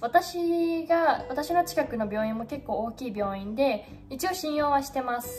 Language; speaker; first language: Japanese; early bilingual, heritage; Japanese